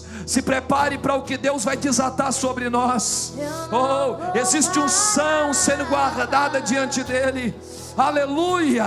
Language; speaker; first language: Portuguese; native; Portuguese